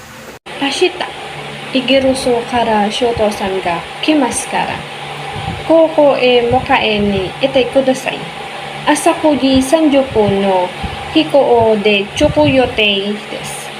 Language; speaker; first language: Japanese; non-native, learner; Filipino